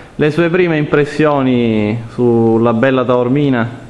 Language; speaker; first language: Italian; native; Italian